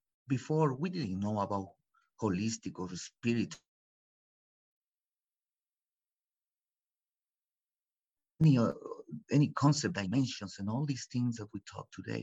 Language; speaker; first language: English; non-native, fluent; Spanish